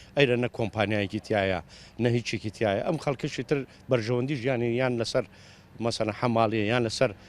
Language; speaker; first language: Central Kurdish; native; Central Kurdish